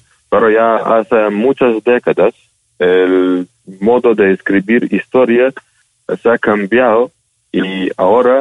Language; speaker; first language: Spanish; non-native, fluent; Ukrainian